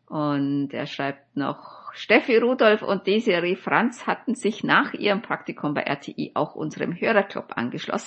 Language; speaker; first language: German; native; German